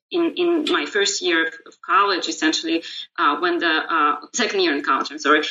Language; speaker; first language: English; non-native, fluent; Russian